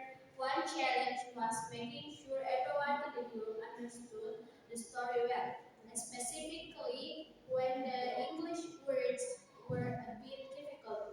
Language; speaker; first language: English; non-native, learner; Indonesian